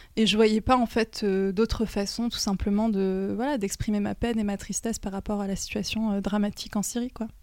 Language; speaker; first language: French; native; French